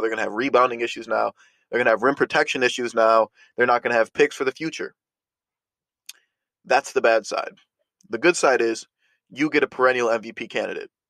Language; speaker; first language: English; native; English